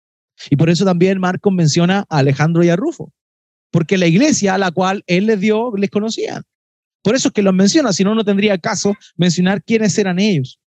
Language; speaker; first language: Spanish; native; Spanish